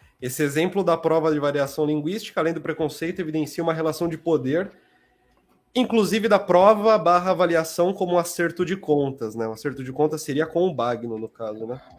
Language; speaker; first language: Portuguese; native; Portuguese